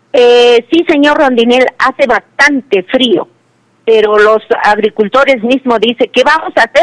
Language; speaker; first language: Spanish; native; Spanish